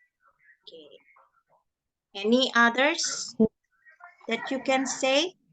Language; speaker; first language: English; non-native, learner; Indonesian